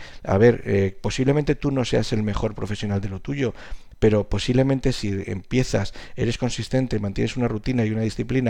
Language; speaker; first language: Spanish; native; Spanish